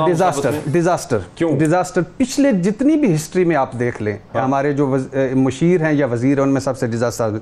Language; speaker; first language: Urdu; native; Urdu